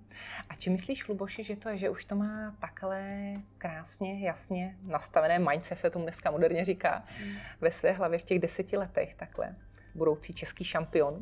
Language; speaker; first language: Czech; native; Czech